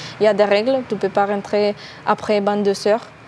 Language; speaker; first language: French; non-native, learner; Spanish